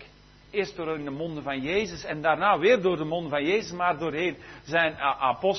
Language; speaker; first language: Dutch; native; Dutch